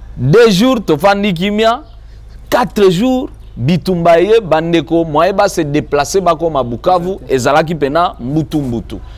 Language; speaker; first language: Lingala; non-native, local second language; Swahili